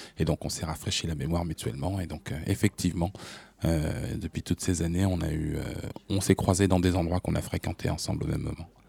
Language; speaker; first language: French; native; French